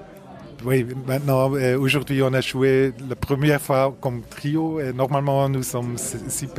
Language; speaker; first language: French; non-native, fluent; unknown